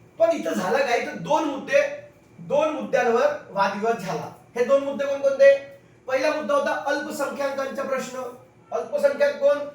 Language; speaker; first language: Marathi; non-native, local second language; Hindi